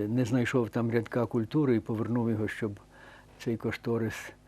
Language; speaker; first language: Ukrainian; native; Ukrainian